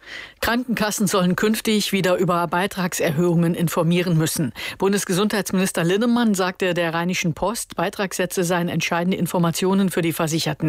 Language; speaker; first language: German; native; German